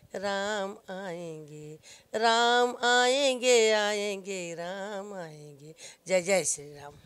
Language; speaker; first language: Hindi; native; Hindi